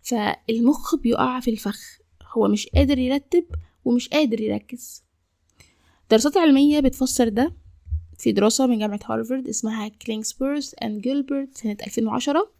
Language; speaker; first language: Arabic; native; Arabic